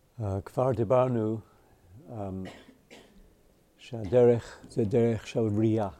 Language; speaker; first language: Hebrew; non-native, fluent; English